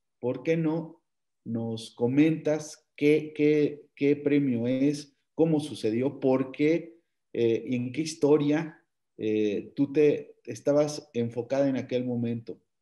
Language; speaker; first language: Spanish; native; Spanish